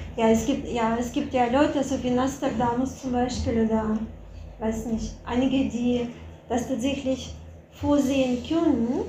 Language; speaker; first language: German; non-native, fluent; Russian